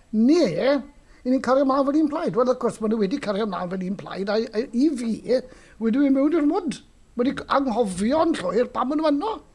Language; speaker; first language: Welsh; native; Welsh